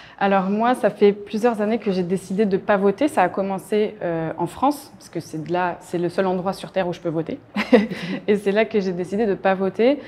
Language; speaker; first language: French; native; French